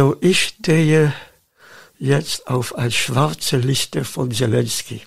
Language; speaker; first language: German; non-native, fluent; Dutch